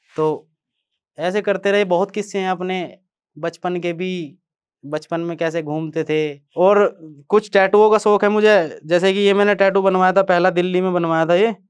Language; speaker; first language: Hindi; native; Hindi